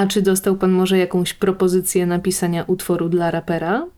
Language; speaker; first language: Polish; native; Polish